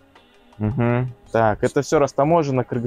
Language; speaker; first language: Russian; native; Russian